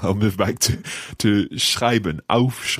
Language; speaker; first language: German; non-native, learner; English